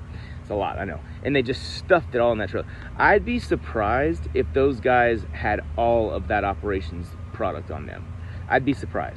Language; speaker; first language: English; native; English